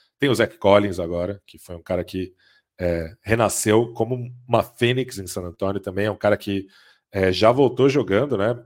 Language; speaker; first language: Portuguese; native; Portuguese